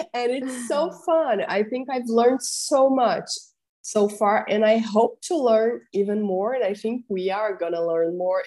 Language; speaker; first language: English; non-native, fluent; Portuguese